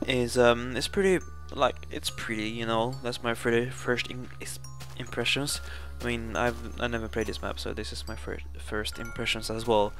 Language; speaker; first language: English; non-native, fluent; Swedish